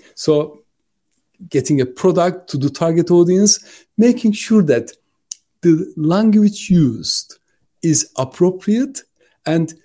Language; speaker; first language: English; non-native, fluent; Turkish